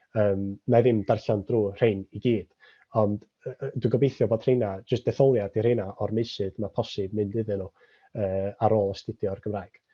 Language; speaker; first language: Welsh; native; Welsh